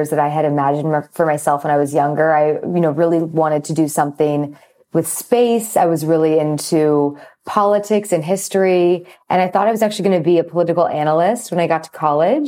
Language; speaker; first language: English; native; English